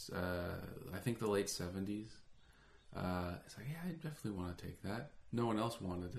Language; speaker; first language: English; native; English